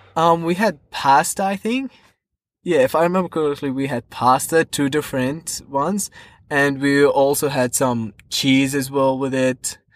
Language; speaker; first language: English; non-native, fluent; Arabic